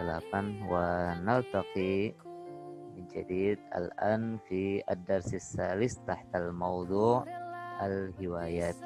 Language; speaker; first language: Arabic; non-native, fluent; Indonesian